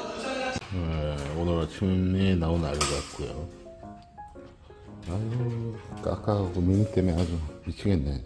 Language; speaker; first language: Korean; native; Korean